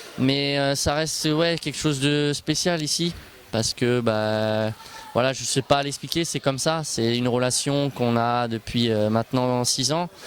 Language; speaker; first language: French; early bilingual, other home language; Bosnian